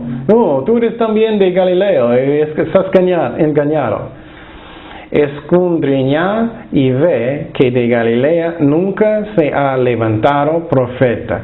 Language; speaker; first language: Spanish; non-native, fluent; English